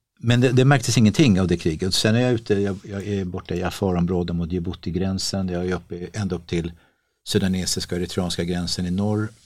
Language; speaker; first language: Swedish; native; Swedish